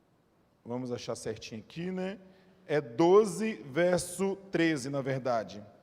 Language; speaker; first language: Portuguese; native; Portuguese